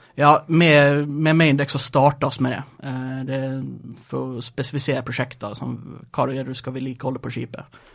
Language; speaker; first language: Norwegian; early bilingual, other home language; Swedish